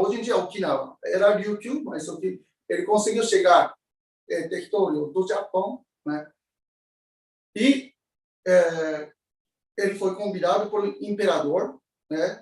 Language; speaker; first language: Portuguese; non-native, learner; Japanese